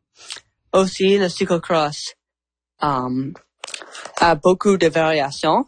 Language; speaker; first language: French; non-native, learner; English